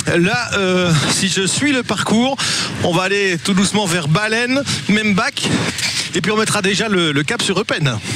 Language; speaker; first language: French; native; French